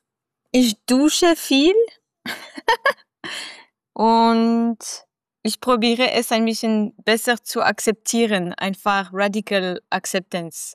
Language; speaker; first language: German; non-native, local second language; French